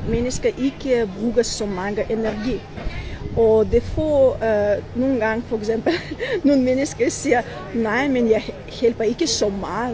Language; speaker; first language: Danish; non-native, learner; Armenian